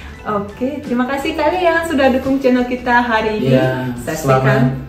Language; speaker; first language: Indonesian; non-native, fluent; Russian